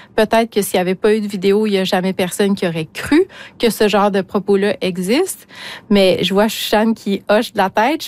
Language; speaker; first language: French; native; French